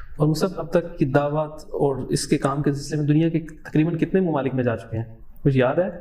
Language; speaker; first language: Urdu; native; Urdu